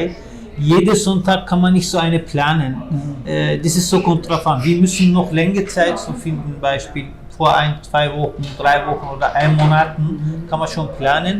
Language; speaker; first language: German; non-native, learner; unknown